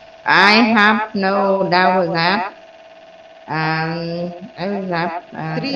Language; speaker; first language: English; non-native, learner; Vietnamese